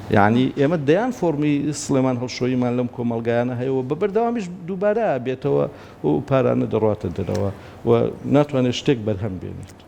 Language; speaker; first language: Central Kurdish; native; Central Kurdish